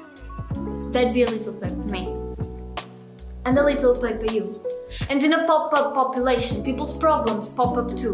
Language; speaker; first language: English; non-native, learner; Portuguese